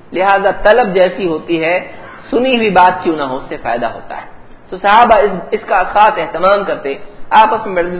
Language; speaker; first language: Urdu; native; Urdu